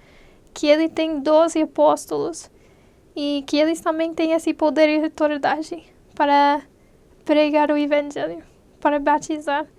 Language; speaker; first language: Portuguese; non-native, fluent; English